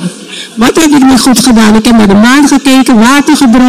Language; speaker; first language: Dutch; non-native, local second language; Papiamento